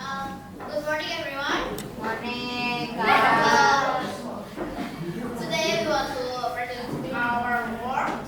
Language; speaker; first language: English; non-native, learner; Indonesian